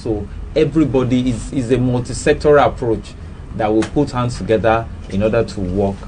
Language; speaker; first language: English; non-native, local second language; Yoruba